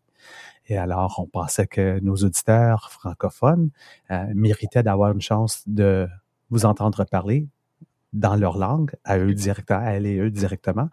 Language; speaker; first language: French; native; French